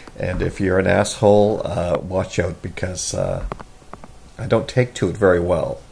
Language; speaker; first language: English; native; English